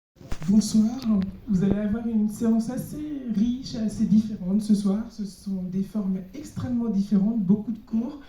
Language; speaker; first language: French; native; French